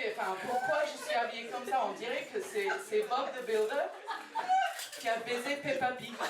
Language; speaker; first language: French; non-native, fluent; English